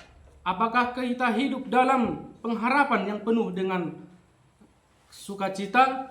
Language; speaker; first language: Indonesian; native; Indonesian